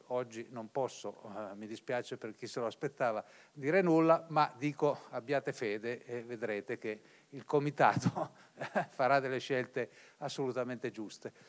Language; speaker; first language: Italian; native; Italian